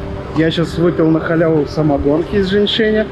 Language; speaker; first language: Russian; native; Russian